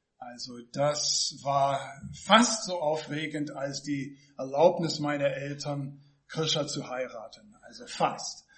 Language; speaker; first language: German; non-native, fluent; English